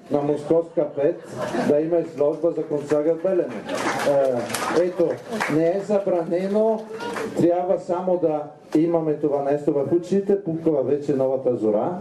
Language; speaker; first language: Bulgarian; non-native, fluent; Italian